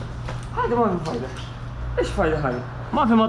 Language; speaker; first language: Arabic; non-native, learner; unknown